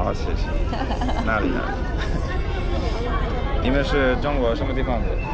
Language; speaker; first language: Chinese; non-native, fluent; English